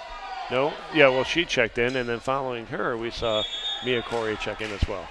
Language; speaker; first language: English; native; English